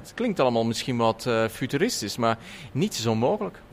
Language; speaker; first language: Dutch; native; Dutch